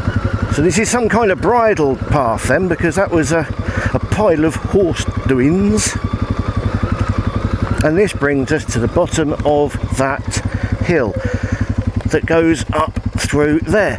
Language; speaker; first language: English; native; English